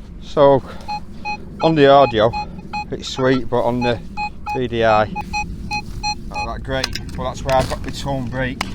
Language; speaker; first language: English; native; English